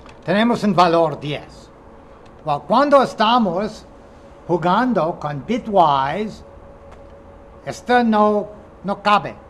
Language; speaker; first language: Spanish; non-native, fluent; English